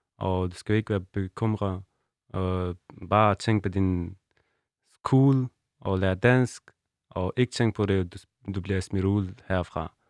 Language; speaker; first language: Danish; non-native, learner; Persian